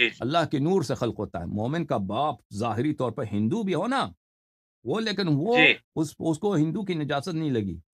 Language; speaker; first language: Urdu; non-native, fluent; Persian